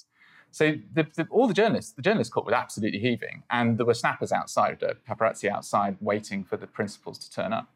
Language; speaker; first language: English; native; English